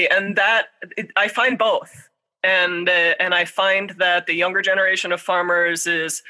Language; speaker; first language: English; native; English